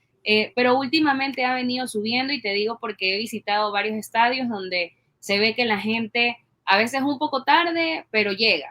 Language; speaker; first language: Spanish; native; Spanish